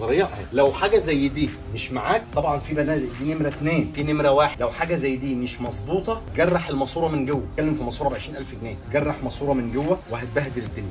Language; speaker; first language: Arabic; native; Arabic